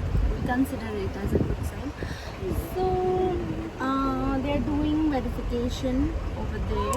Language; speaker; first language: English; non-native, local second language; Malayalam